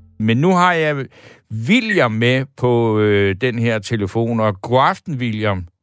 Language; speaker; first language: Danish; native; Danish